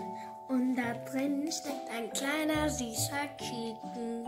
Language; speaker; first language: German; early bilingual, other home language; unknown